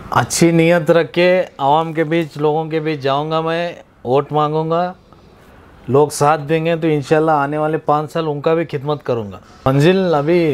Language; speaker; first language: Hindi; non-native, local second language; Urdu